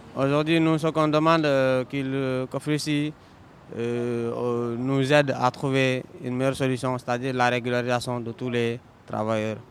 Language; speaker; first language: French; non-native, local second language; Wolof